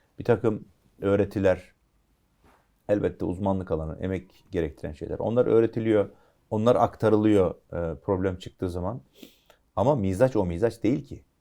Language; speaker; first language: Turkish; native; Turkish